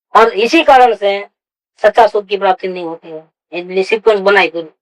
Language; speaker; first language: Hindi; non-native, local second language; Gujarati